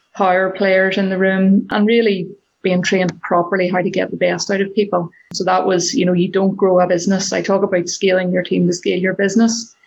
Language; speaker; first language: English; native; English